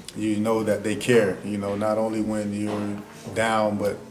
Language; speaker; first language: English; native; English